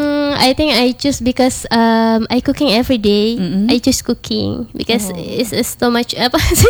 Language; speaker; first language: English; non-native, learner; Indonesian